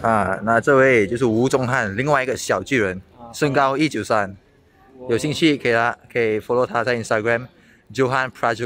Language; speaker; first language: Chinese; native; Chinese